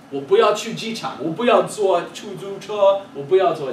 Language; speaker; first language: Chinese; non-native, fluent; English